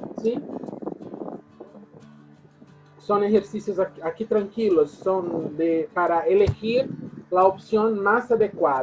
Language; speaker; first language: Spanish; non-native, fluent; Portuguese